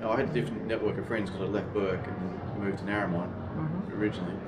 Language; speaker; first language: English; native; English